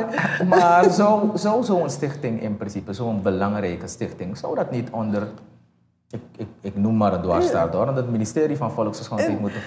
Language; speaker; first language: Dutch; native; Dutch